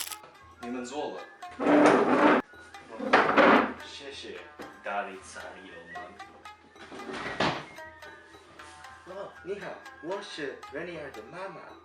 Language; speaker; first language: Chinese; non-native, learner; English